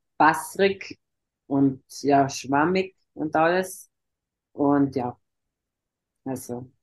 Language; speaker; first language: German; native; German